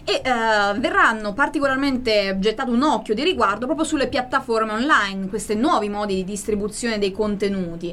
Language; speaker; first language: Italian; native; Italian